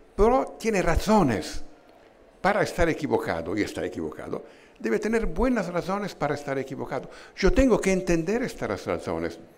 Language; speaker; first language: Spanish; non-native, fluent; Italian